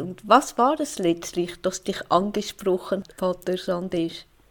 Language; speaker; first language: German; native; German